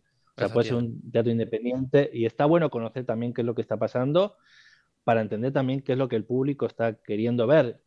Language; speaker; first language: Spanish; native; Spanish